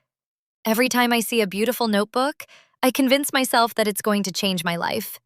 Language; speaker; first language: English; native; English